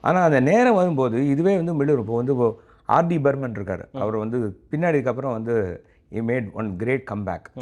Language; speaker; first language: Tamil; native; Tamil